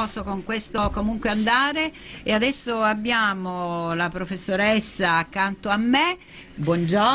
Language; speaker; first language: Italian; native; Italian